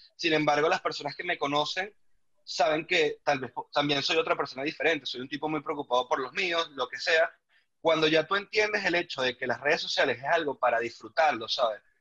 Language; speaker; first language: Spanish; native; Spanish